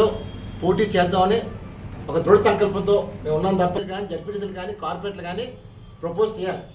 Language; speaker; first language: Telugu; native; Telugu